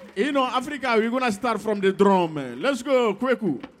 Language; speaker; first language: English; non-native, learner; Bambara